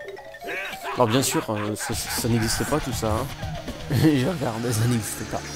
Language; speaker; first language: French; native; French